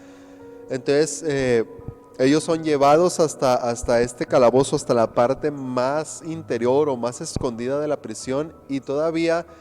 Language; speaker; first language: Spanish; native; Spanish